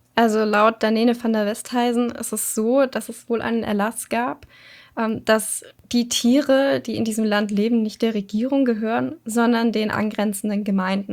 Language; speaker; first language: German; native; German